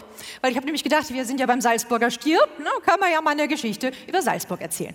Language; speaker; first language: German; native; German